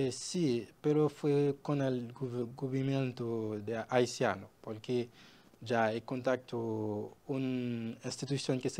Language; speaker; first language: Spanish; non-native, learner; Haitian Creole